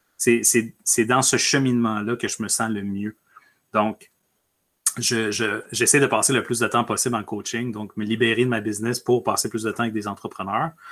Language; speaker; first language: French; early bilingual, other home language; Spanish